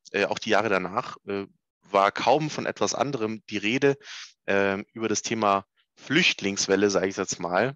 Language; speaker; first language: German; native; German